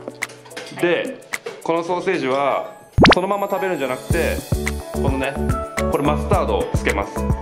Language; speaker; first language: Japanese; native; Japanese